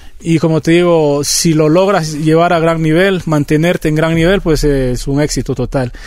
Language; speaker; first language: Spanish; native; Spanish